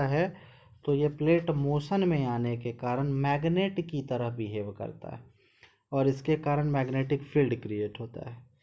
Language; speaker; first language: Hindi; native; Hindi